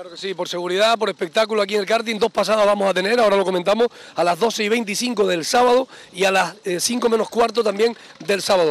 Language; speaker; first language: Spanish; native; Spanish